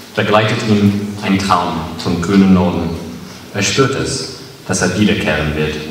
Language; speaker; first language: German; non-native, fluent; English